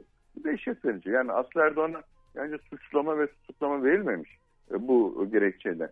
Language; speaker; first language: Turkish; native; Turkish